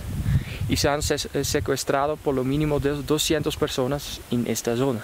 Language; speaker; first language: Spanish; non-native, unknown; Dutch